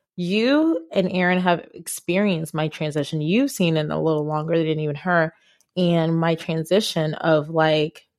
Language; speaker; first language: English; non-native, local second language; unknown